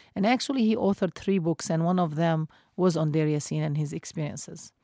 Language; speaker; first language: English; non-native, fluent; Arabic